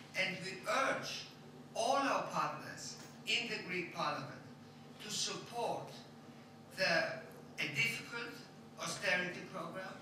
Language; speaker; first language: English; non-native, fluent; Greek